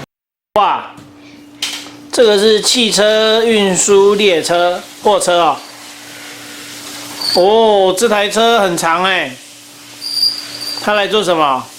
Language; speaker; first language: Chinese; native; Chinese